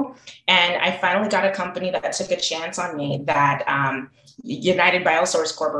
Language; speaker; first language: English; native; English